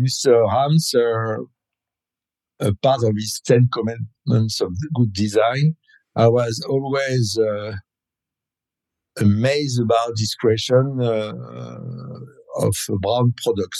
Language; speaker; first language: English; non-native, fluent; French